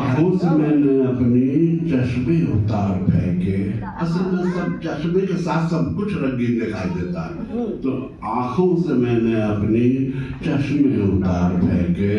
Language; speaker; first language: Hindi; native; Hindi